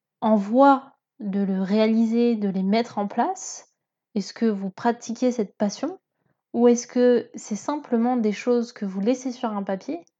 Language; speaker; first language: French; native; French